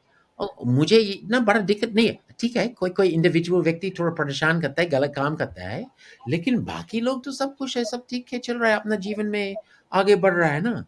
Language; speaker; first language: Hindi; non-native, fluent; English